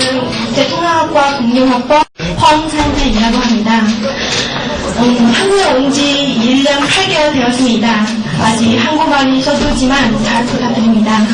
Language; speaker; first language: Korean; non-native, learner; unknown